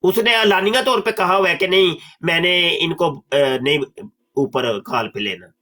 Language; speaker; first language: Urdu; non-native, local second language; Punjabi